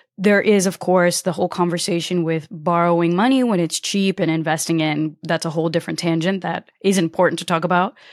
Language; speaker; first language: English; early bilingual, other home language; Portuguese